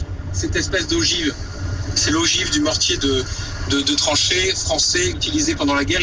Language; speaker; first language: French; native; French